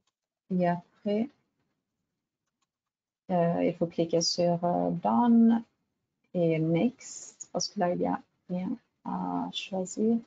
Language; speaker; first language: French; non-native, fluent; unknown